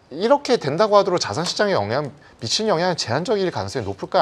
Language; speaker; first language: Korean; native; Korean